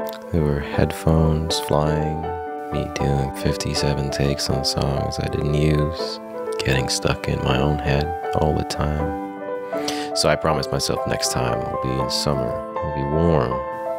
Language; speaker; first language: English; non-native, fluent; Swedish